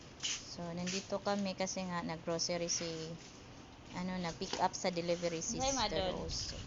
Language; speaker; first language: Filipino; non-native, local second language; Cebuano